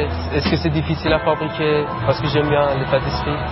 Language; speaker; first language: French; non-native, learner; Persian